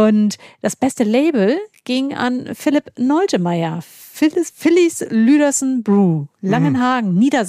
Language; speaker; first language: German; native; German